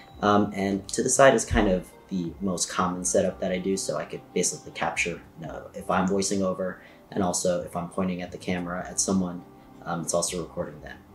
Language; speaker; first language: English; native; English